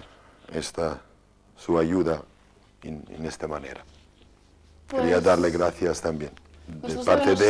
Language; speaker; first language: Spanish; non-native, fluent; Bosnian